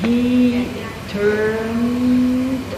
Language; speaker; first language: English; non-native, fluent; French